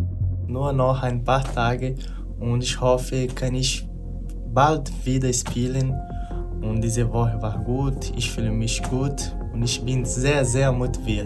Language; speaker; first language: German; non-native, learner; Portuguese